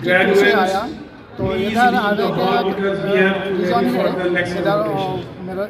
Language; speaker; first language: Hindi; non-native, learner; Bangla